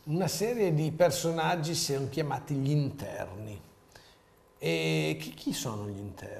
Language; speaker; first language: Italian; native; Italian